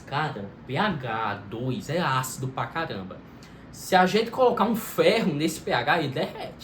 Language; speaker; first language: Portuguese; native; Portuguese